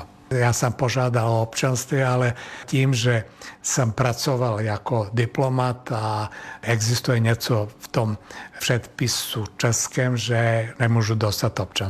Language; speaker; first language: Czech; non-native, fluent; Serbian